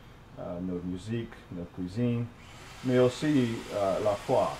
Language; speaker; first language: French; non-native, fluent; English